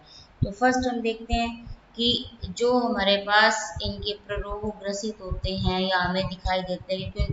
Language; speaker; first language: Hindi; native; Hindi